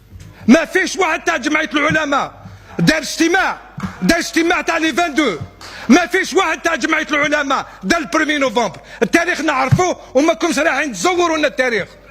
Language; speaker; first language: Arabic; non-native, local second language; Kabyle